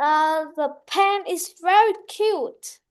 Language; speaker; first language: English; non-native, learner; Vietnamese